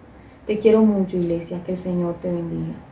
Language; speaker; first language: Spanish; native; Spanish